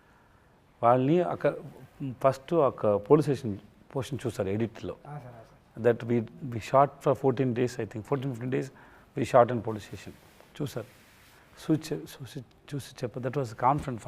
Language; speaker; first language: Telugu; non-native, learner; Tamil